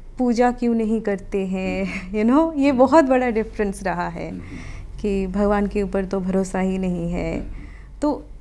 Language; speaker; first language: Hindi; non-native, local second language; Odia